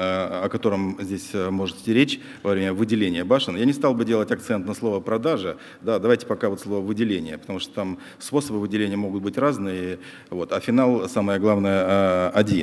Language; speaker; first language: Russian; native; Russian